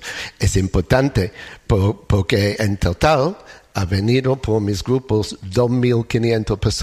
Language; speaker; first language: Spanish; non-native, fluent; English